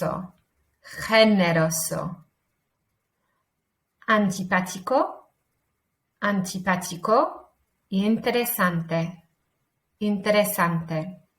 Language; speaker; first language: Spanish; non-native, fluent; English